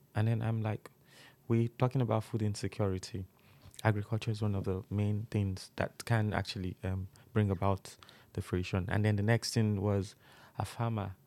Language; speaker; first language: English; non-native, local second language; Yoruba